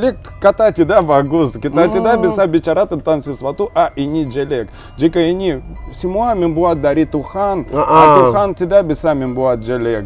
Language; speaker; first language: Indonesian; non-native, learner; Russian